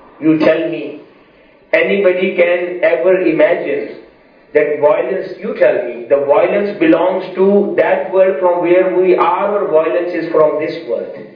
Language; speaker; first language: English; non-native, local second language; Urdu